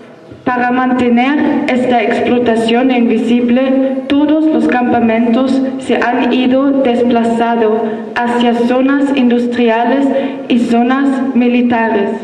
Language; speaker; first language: Spanish; non-native, learner; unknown